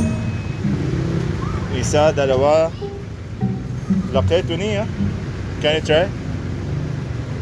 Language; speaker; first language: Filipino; non-native, learner; Arabic